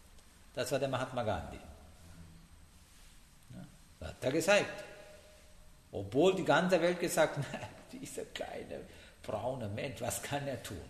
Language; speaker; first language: German; non-native, learner; Sinhala